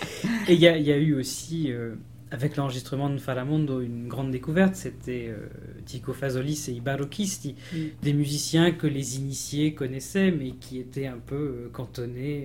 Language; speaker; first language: French; native; French